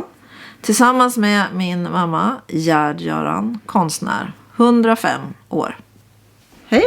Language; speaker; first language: Swedish; native; Swedish